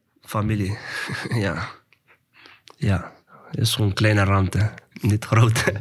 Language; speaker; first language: Dutch; non-native, learner; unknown